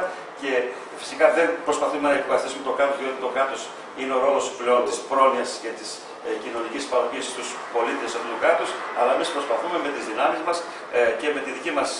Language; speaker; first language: Greek; native; Greek